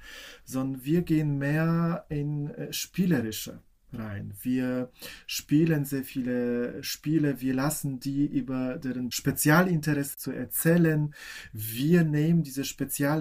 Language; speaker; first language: German; non-native, fluent; Polish